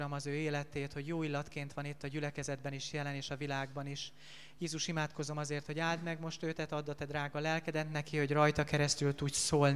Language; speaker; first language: Hungarian; native; Hungarian